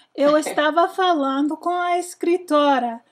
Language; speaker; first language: Portuguese; non-native, learner; English